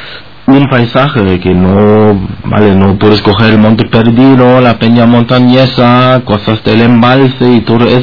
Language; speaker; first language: Spanish; non-native, fluent; German